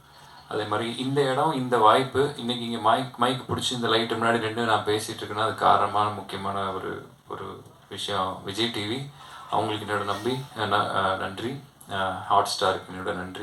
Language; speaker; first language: Tamil; native; Tamil